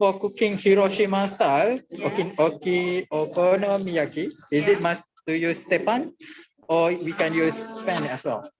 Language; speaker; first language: English; non-native, local second language; Malay